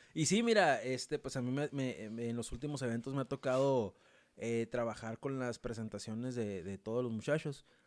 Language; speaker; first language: Spanish; native; Spanish